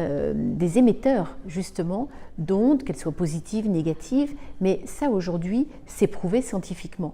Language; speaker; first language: French; native; French